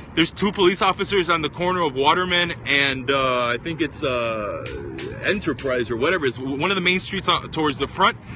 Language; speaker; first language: English; non-native, fluent; Spanish